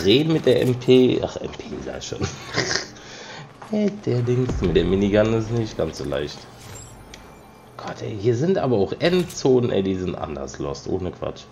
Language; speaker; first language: German; native; German